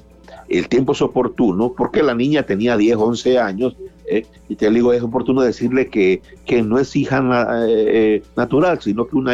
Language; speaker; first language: Spanish; native; Spanish